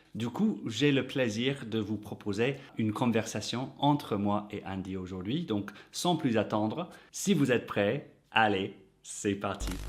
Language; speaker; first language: French; non-native, fluent; English